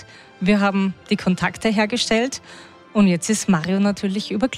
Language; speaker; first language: German; native; German